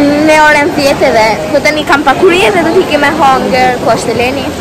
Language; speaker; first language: Albanian; early bilingual, heritage; Albanian